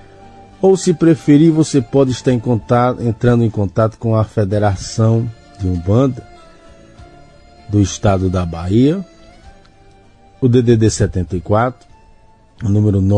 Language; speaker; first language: Portuguese; native; Portuguese